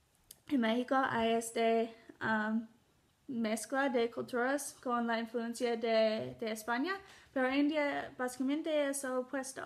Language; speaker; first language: Spanish; non-native, learner; English